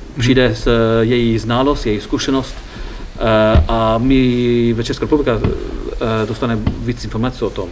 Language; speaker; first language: Czech; non-native, fluent; English